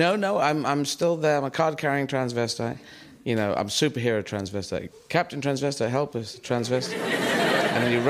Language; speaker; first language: English; native; English